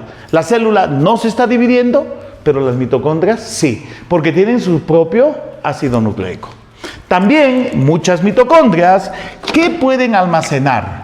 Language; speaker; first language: Spanish; native; Spanish